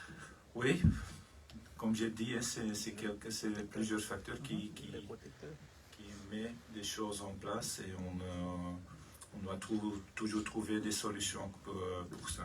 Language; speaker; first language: French; non-native, learner; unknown